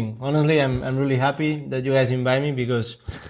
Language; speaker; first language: English; non-native, fluent; Catalan